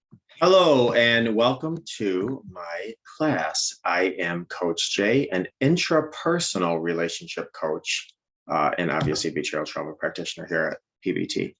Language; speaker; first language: English; native; English